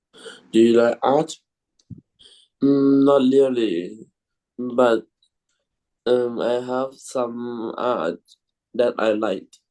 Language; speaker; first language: English; non-native, learner; Thai